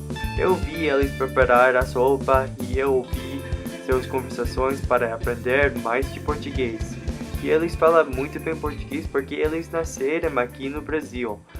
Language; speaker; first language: Portuguese; non-native, learner; English